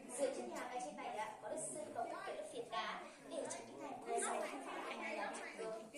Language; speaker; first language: Vietnamese; non-native, local second language; Hmong